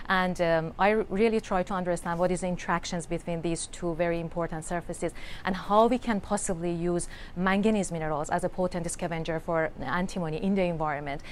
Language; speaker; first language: English; non-native, fluent; Persian